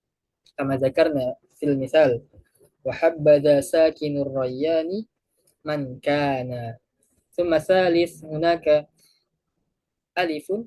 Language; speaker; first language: Arabic; non-native, fluent; Indonesian